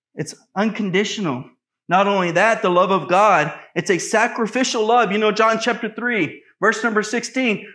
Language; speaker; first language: English; native; English